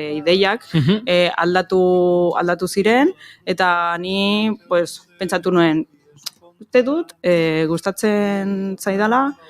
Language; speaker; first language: Basque; non-native, learner; Spanish